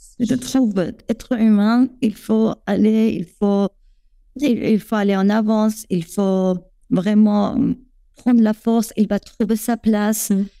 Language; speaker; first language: French; non-native, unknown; Persian